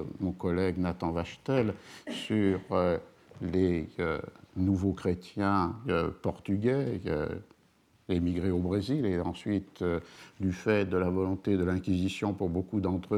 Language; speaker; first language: French; native; French